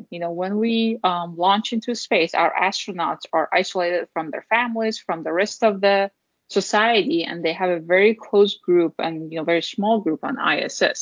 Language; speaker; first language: English; non-native, fluent; Persian